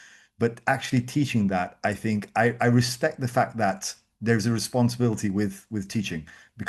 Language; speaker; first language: English; native; English